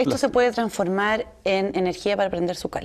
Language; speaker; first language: Spanish; native; Spanish